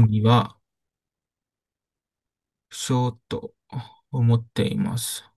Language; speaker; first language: Japanese; non-native, learner; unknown